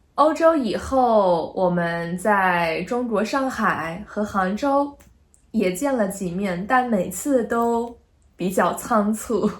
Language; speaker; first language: Chinese; native; Chinese